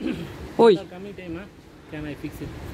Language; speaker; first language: English; non-native, learner; Tamil